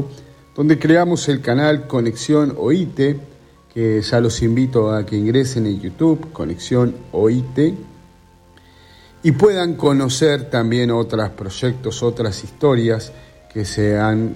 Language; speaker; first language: Spanish; native; Spanish